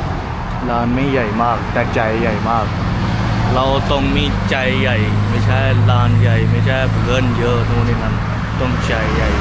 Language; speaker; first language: Thai; non-native, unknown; Punjabi